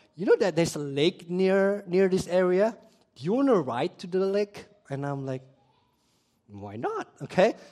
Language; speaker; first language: English; early bilingual, other home language; Indonesian